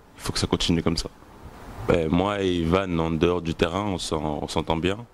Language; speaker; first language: French; native; French